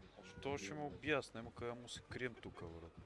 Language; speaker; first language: Bulgarian; native; Bulgarian